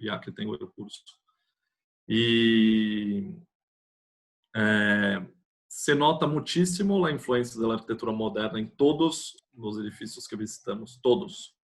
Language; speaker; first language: Spanish; non-native, fluent; Portuguese